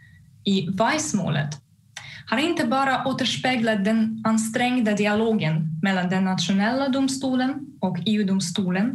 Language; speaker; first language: Swedish; non-native, fluent; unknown